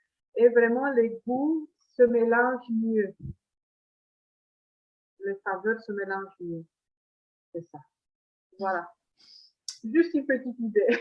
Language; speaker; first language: French; non-native, fluent; Italian